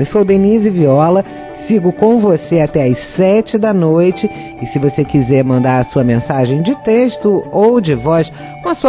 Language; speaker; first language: Portuguese; native; Portuguese